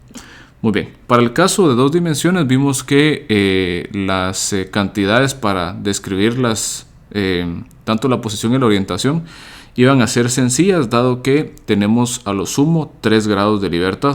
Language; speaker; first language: Spanish; native; Spanish